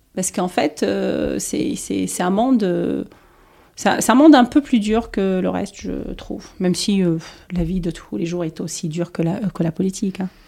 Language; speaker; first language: French; non-native, local second language; Arabic